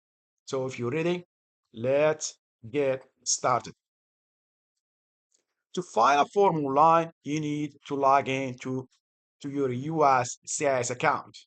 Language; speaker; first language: English; non-native, fluent; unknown